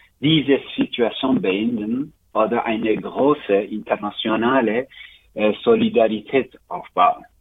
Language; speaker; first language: German; non-native, learner; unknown